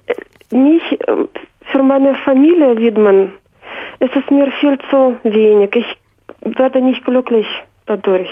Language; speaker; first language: German; non-native, fluent; Russian